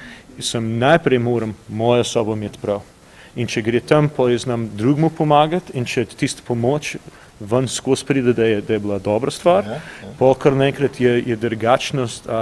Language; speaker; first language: Slovenian; early bilingual, heritage; English